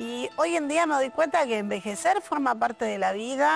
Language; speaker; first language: Spanish; native; Spanish